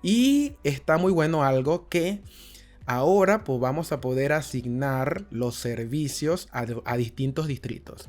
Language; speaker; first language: Spanish; native; Spanish